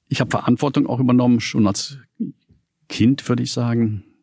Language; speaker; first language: German; native; German